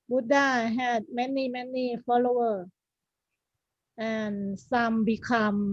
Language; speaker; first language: English; non-native, learner; Thai